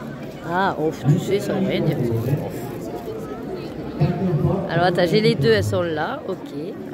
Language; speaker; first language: French; native; French